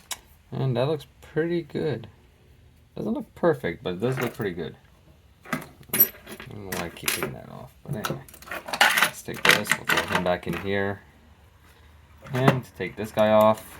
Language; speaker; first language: English; native; English